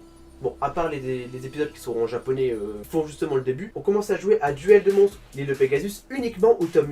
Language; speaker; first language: French; native; French